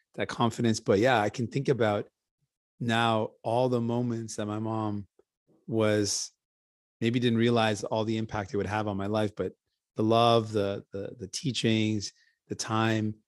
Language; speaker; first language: English; native; English